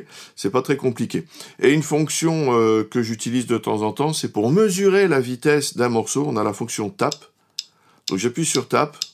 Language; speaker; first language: French; native; French